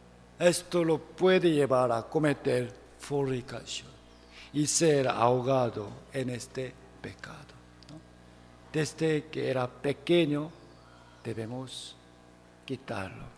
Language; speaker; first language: Spanish; non-native, fluent; Korean